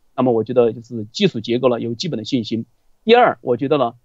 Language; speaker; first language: Chinese; native; Chinese